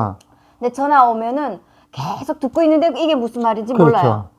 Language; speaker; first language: Korean; native; Korean